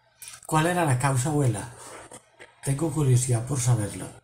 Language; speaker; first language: Spanish; native; Spanish